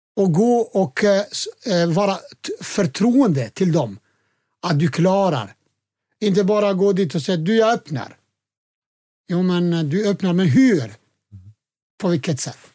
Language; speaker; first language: Swedish; non-native, fluent; Albanian